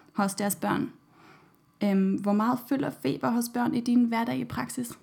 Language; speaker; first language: Danish; non-native, fluent; German